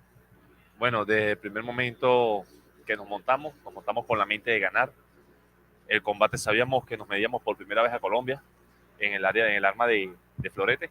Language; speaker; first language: Spanish; native; Spanish